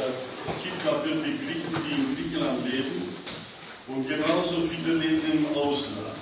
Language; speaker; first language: German; non-native, fluent; Greek